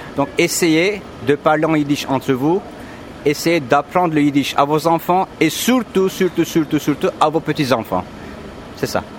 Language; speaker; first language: French; non-native, fluent; Turkish